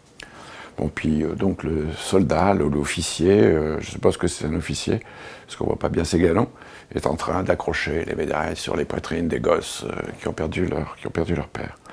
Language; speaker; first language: French; native; French